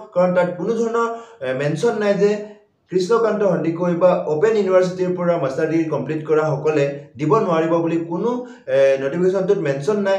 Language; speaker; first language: Assamese; non-native, local second language; Karbi